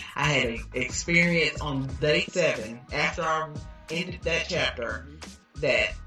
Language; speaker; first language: English; native; English